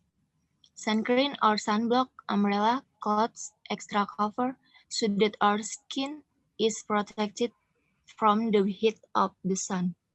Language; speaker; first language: English; non-native, learner; Indonesian